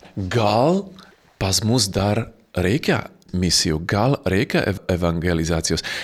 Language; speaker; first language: Lithuanian; non-native, fluent; Slovak